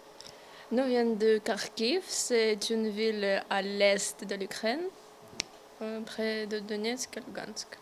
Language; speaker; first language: French; non-native, learner; Ukrainian